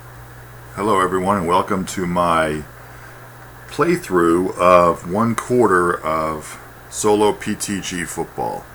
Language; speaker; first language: English; native; English